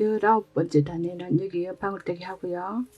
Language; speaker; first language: Korean; native; Korean